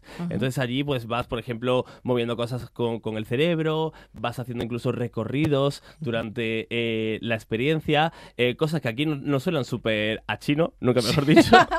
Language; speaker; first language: Spanish; native; Spanish